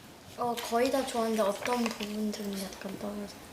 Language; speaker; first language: Korean; early bilingual, heritage; Korean